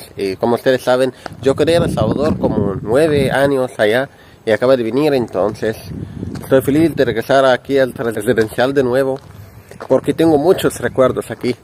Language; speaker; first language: Spanish; non-native, fluent; Arabic